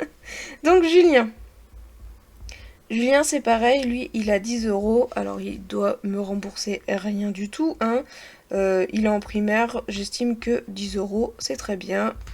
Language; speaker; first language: French; native; French